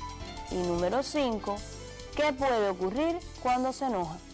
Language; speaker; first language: Spanish; native; Spanish